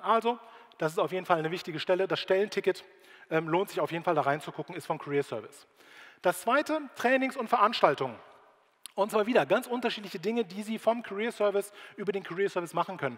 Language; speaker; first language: German; native; German